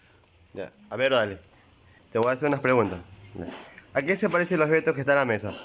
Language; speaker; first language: Spanish; native; Spanish